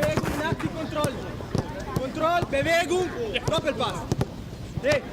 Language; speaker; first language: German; non-native, learner; Italian